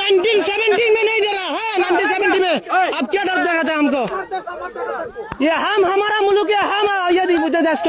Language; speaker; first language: Hindi; non-native, learner; Bangla